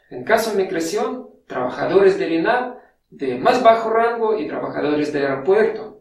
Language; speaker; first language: Spanish; non-native, fluent; Russian